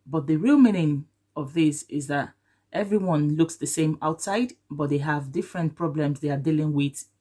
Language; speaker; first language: English; non-native, local second language; Yoruba